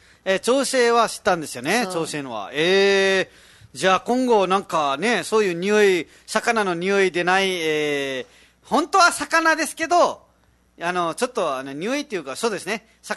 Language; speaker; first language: Japanese; non-native, fluent; Nepali